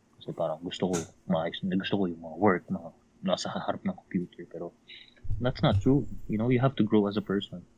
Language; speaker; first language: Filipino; native; Filipino